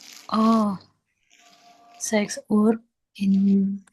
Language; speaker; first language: German; non-native, learner; Indonesian